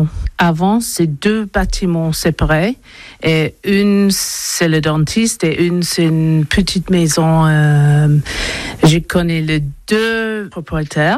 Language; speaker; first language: French; non-native, learner; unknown